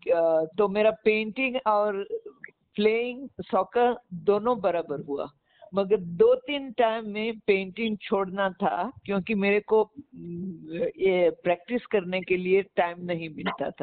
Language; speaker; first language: Hindi; non-native, local second language; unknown